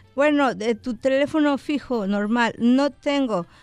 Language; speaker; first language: Spanish; native; Spanish